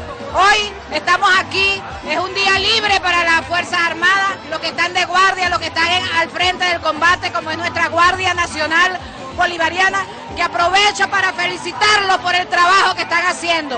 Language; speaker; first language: Spanish; native; Spanish